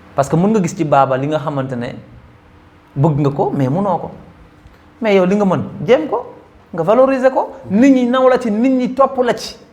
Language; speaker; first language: Wolof; non-native, local second language; Fula